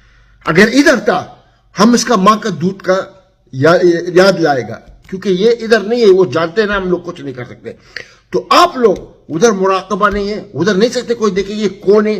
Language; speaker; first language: Hindi; non-native, learner; Arabic